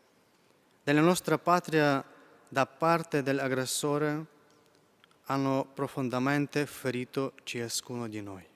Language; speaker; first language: Italian; non-native, fluent; Ukrainian